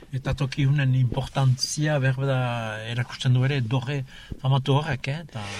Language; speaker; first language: Basque; native; Basque